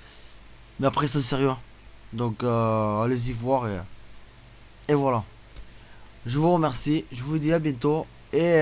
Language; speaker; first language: French; native; French